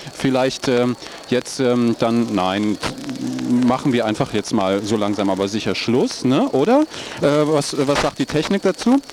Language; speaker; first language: German; native; German